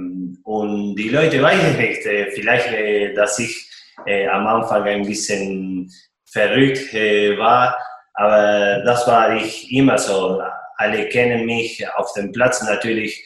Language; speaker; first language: German; non-native, fluent; Spanish